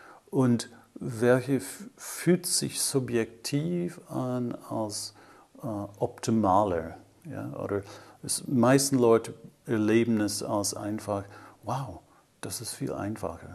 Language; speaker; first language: German; non-native, fluent; English